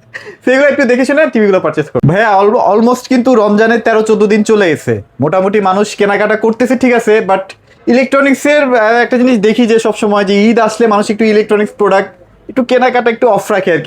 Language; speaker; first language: Bangla; native; Bangla